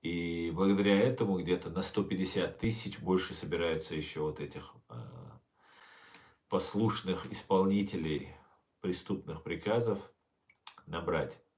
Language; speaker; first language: Russian; non-native, local second language; Chechen